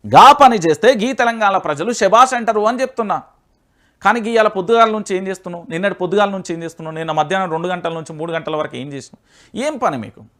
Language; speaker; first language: Telugu; native; Telugu